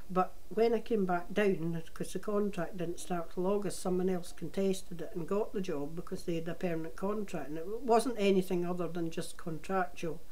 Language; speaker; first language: English; native; English